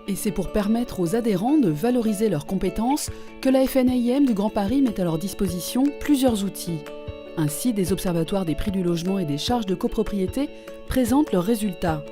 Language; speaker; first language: French; native; French